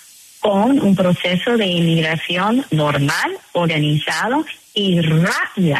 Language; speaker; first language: Spanish; non-native, fluent; English